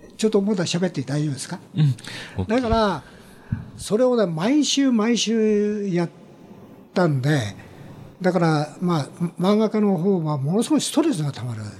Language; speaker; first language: Japanese; native; Japanese